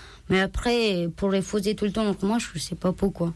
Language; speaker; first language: French; non-native, learner; Romanian